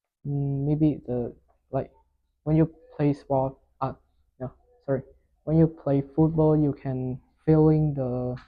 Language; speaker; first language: English; non-native, learner; Vietnamese